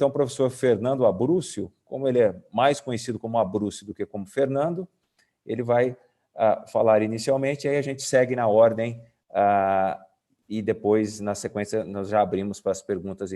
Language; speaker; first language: Portuguese; native; Portuguese